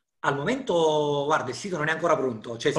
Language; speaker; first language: Italian; native; Italian